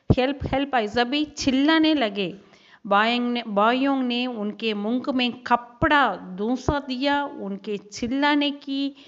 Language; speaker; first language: Hindi; non-native, local second language; Tamil